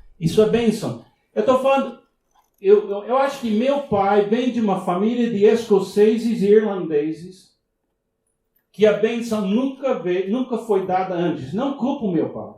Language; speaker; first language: Portuguese; non-native, fluent; English